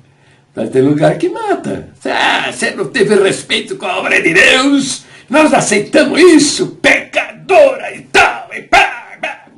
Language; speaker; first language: Portuguese; native; Portuguese